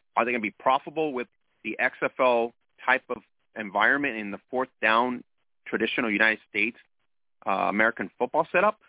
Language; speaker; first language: English; early bilingual, other home language; Spanish